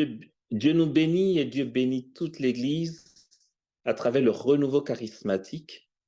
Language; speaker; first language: French; native; French